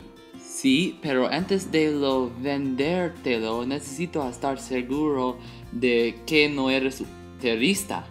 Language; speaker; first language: Spanish; non-native, learner; English